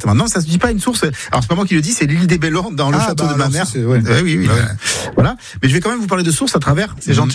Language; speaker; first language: French; native; French